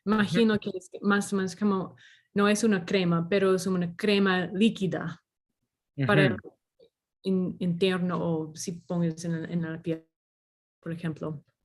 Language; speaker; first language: Spanish; non-native, learner; English